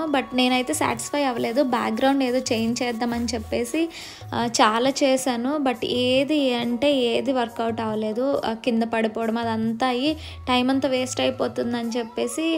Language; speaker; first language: Telugu; native; Telugu